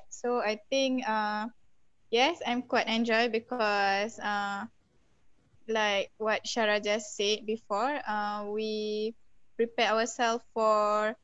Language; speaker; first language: English; non-native, local second language; Malay